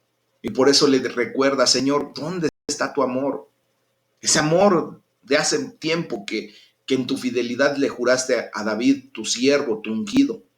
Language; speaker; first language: Spanish; native; Spanish